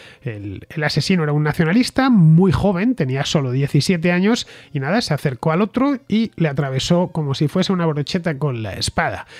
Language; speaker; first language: Spanish; native; Spanish